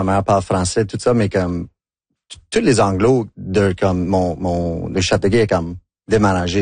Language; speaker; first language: French; non-native, local second language; English